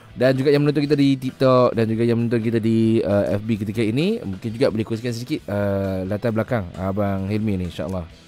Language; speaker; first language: Malay; native; Malay